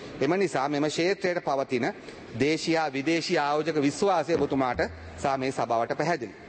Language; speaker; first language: Sinhala; native; Sinhala